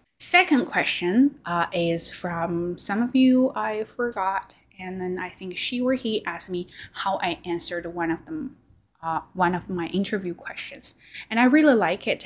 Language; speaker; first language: English; non-native, fluent; Chinese